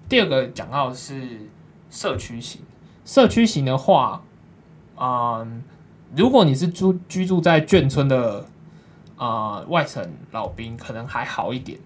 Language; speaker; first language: Chinese; native; Chinese